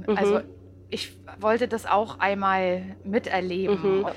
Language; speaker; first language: German; native; German